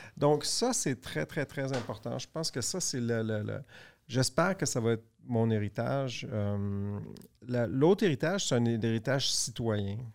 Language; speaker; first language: French; native; French